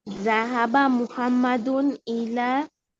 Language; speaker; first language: Arabic; non-native, learner; Bangla